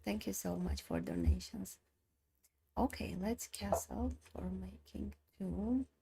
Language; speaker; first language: English; non-native, learner; Armenian